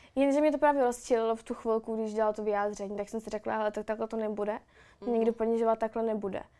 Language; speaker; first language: Czech; native; Czech